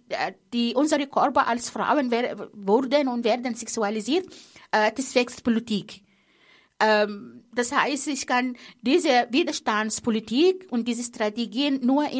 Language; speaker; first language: German; non-native, fluent; Arabic